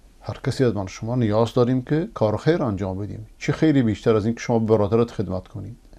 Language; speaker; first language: Persian; non-native, local second language; Baluchi